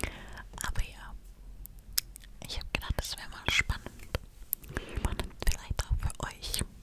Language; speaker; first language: German; non-native, fluent; Estonian